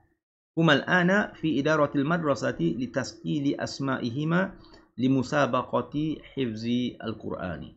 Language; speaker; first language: Arabic; non-native, fluent; Malay